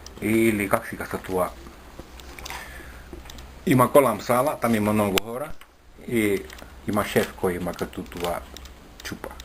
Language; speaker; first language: Bulgarian; non-native, learner; Finnish